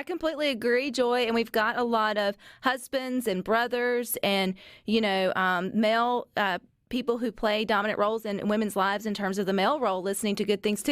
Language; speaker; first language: English; native; English